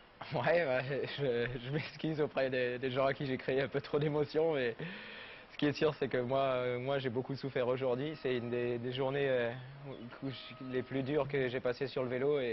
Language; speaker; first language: French; native; French